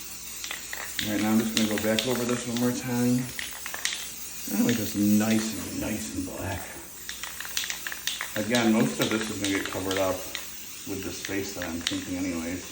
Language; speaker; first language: English; native; English